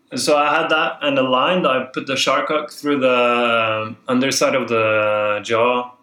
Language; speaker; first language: English; non-native, fluent; Norwegian